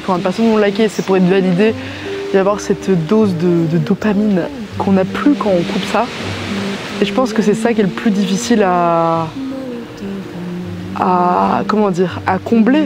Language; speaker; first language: French; native; French